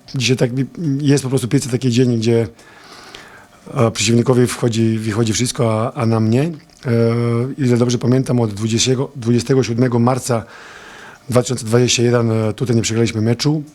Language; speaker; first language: Polish; non-native, fluent; Serbian